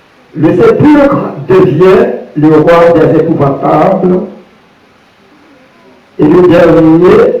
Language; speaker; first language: French; non-native, local second language; Haitian Creole